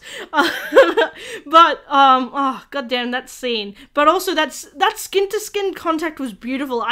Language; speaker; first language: English; native; English